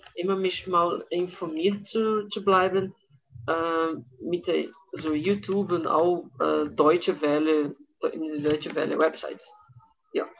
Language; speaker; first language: German; non-native, fluent; Portuguese